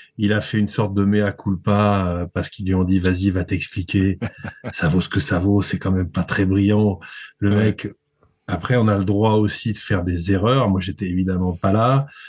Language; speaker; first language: French; native; French